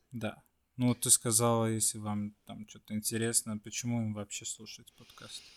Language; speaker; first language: Russian; non-native, fluent; Swedish